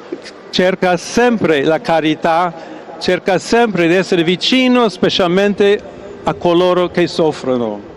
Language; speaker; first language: Italian; non-native, fluent; English